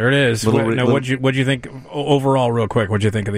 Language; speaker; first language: English; native; English